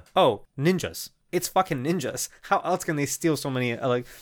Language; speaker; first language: English; non-native, fluent; Spanish